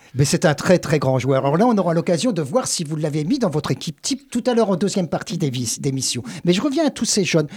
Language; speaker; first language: French; native; French